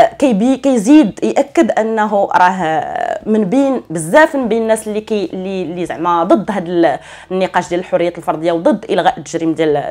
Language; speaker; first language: Arabic; native; Arabic